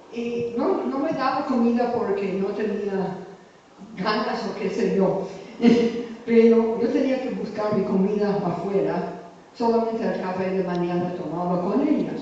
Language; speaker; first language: Spanish; non-native, fluent; English